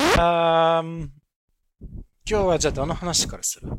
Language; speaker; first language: Japanese; native; Japanese